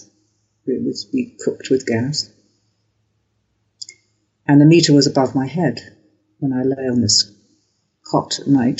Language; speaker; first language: English; native; English